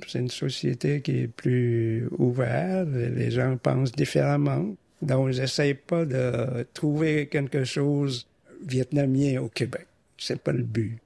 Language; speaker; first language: French; non-native, fluent; Vietnamese